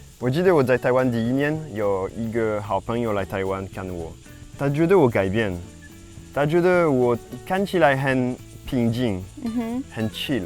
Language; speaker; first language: Chinese; non-native, fluent; French